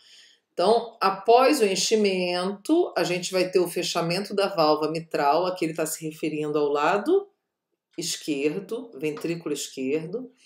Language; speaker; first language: Portuguese; native; Portuguese